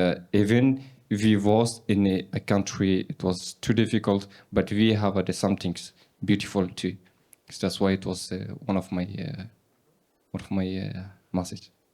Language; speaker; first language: English; non-native, learner; Persian